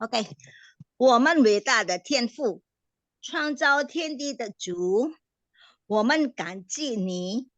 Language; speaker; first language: Chinese; non-native, learner; Indonesian